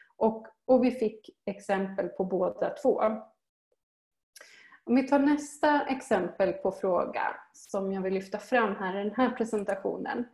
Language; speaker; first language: Swedish; native; Swedish